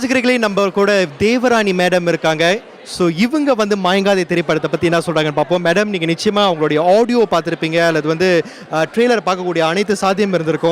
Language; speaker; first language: Tamil; native; Tamil